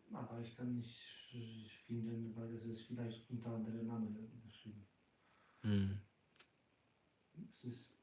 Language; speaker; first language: German; non-native, learner; Polish